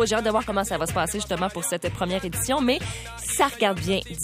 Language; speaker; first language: French; native; French